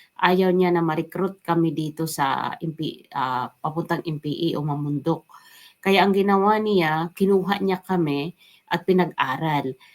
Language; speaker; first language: Filipino; non-native, local second language; Waray